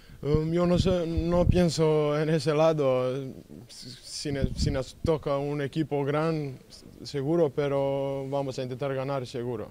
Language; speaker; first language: Spanish; non-native, learner; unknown